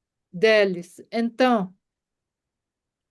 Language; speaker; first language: Portuguese; non-native, fluent; German